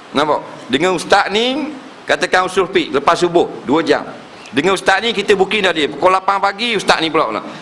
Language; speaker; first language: Malay; native; Malay